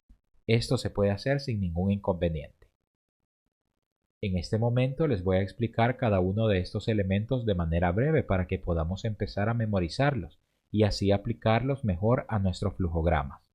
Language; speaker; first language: Spanish; native; Spanish